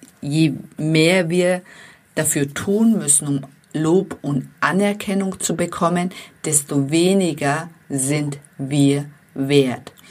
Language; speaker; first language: German; non-native, fluent; Turkish